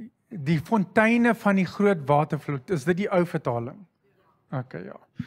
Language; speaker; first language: Afrikaans; non-native, fluent; English